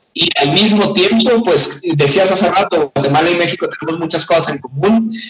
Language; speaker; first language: Spanish; native; Spanish